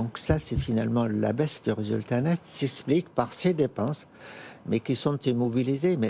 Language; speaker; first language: French; non-native, fluent; Arabic